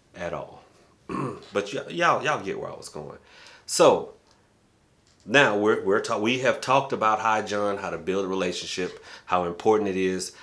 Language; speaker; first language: English; native; English